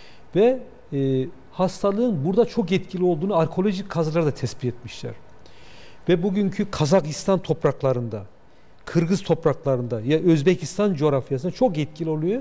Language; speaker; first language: Turkish; native; Turkish